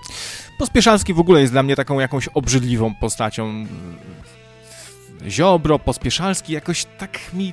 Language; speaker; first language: Polish; native; Polish